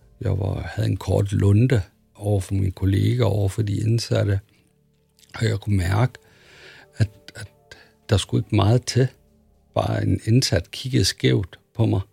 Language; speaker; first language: Danish; early bilingual, other home language; Arabic